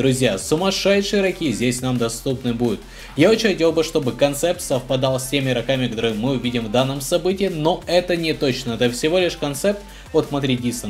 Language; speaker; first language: Russian; native; Russian